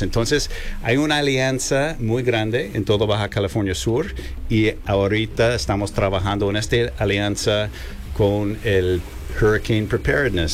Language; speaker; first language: Spanish; non-native, learner; English